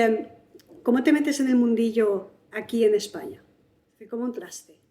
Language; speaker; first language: Spanish; native; Spanish